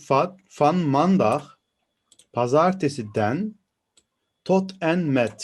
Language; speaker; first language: Dutch; non-native, learner; Turkish